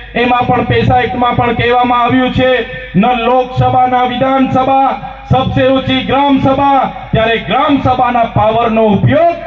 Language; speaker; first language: Gujarati; non-native, local second language; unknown